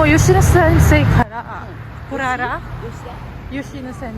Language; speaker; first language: Japanese; non-native, learner; Filipino